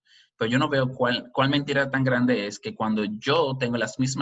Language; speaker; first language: Spanish; native; Spanish